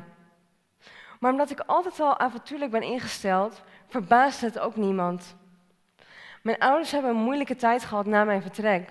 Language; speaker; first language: Dutch; native; Dutch